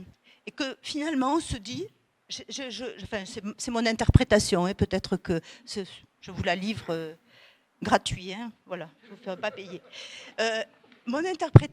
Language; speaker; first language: French; native; French